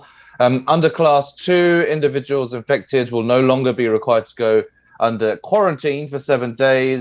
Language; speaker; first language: English; native; English